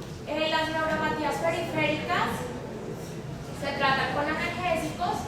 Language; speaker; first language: Spanish; native; Spanish